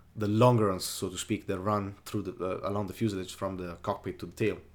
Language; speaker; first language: English; non-native, fluent; Italian